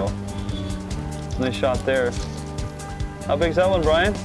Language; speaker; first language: English; native; English